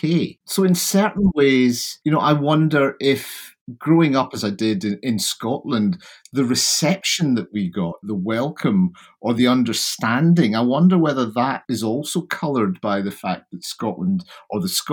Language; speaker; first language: English; native; English